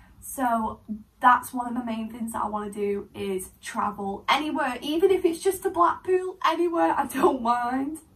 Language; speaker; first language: English; native; English